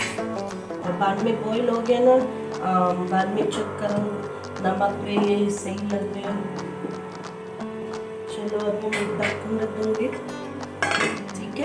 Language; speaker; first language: Hindi; non-native, learner; Filipino